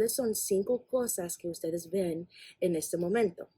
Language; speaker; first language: Spanish; non-native, fluent; English